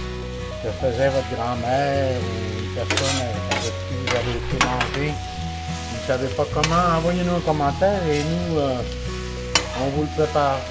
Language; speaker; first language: French; non-native, fluent; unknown